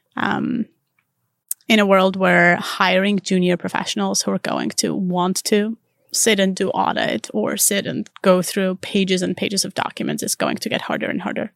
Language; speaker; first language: English; non-native, fluent; Armenian